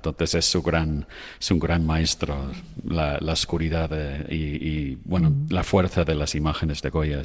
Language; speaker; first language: Spanish; non-native, fluent; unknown